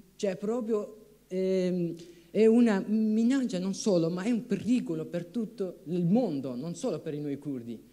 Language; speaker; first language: Italian; non-native, fluent; Kurdish